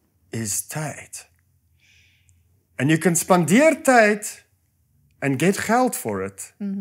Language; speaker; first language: English; non-native, local second language; Afrikaans